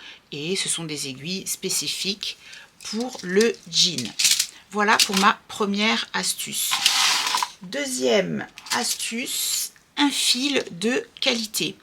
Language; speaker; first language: French; native; French